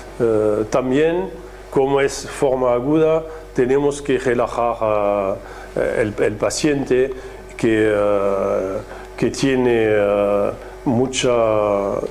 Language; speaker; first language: Spanish; non-native, fluent; French